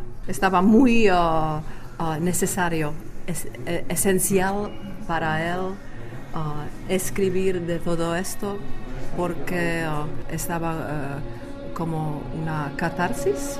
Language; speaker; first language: Spanish; non-native, fluent; Czech